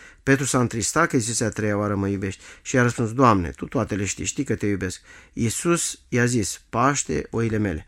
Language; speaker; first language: Romanian; native; Romanian